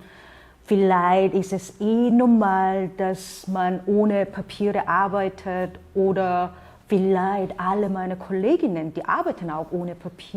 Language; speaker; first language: German; non-native, fluent; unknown